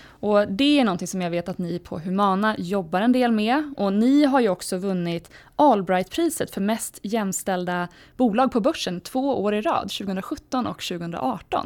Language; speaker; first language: Swedish; native; Swedish